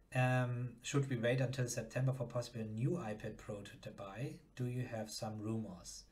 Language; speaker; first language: English; non-native, fluent; German